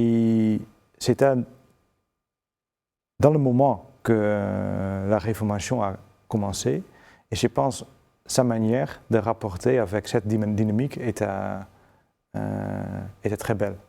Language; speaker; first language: French; non-native, fluent; Dutch